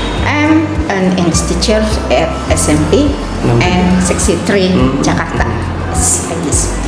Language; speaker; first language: English; non-native, learner; Indonesian